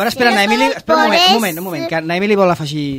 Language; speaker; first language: Catalan; native; Catalan